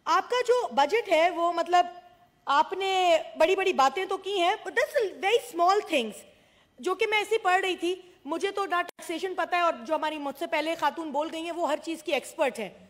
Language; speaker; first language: Urdu; non-native, local second language; Sindhi